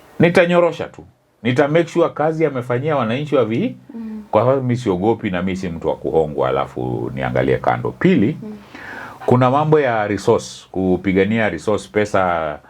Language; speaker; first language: Swahili; non-native, local second language; Luyia